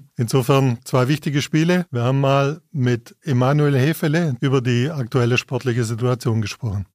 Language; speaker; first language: German; native; German